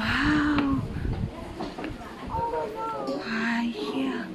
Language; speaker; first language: English; non-native, local second language; Filipino